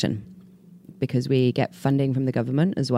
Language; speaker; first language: English; native; English